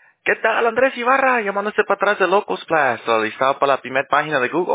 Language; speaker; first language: Spanish; early bilingual, heritage; Spanish